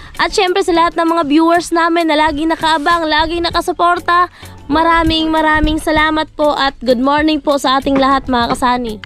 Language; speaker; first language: Filipino; non-native, local second language; Cebuano